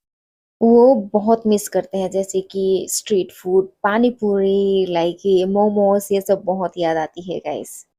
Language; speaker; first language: Hindi; non-native, local second language; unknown